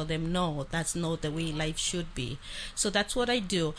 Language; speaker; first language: English; non-native, local second language; Kikuyu